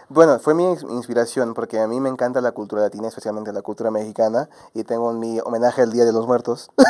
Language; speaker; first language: Spanish; non-native, fluent; Portuguese